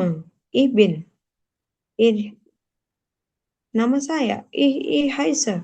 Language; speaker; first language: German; non-native, learner; Indonesian